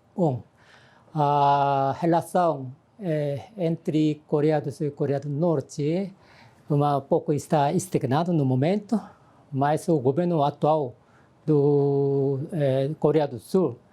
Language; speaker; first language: Portuguese; non-native, fluent; Korean